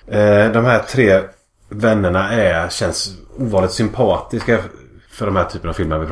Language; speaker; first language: Swedish; native; Swedish